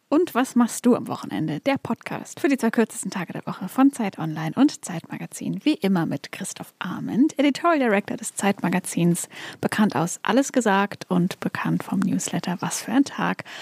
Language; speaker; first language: German; native; German